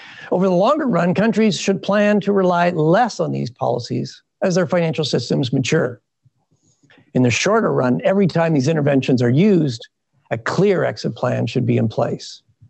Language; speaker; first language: English; native; English